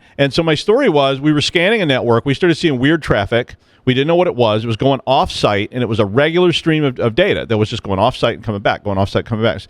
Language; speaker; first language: English; native; English